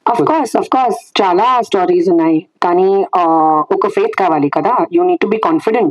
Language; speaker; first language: Telugu; non-native, fluent; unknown